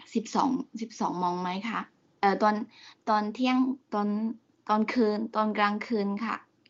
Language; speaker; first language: Thai; non-native, learner; Chinese